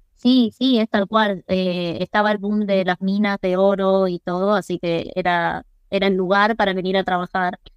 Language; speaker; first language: Spanish; early bilingual, other home language; English